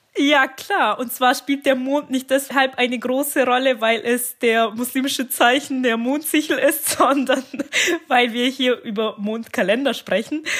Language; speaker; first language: German; early bilingual, other home language; Turkish